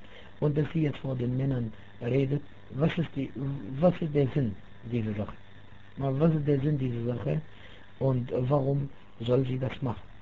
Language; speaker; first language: German; non-native, fluent; Arabic